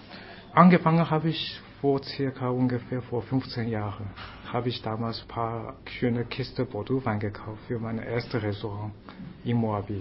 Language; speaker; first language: German; non-native, fluent; Chinese